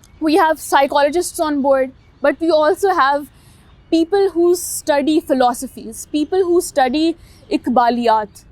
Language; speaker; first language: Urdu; native; Urdu